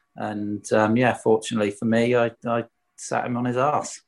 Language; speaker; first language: English; native; English